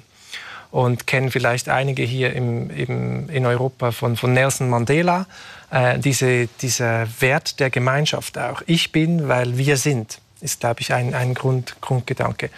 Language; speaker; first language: German; native; German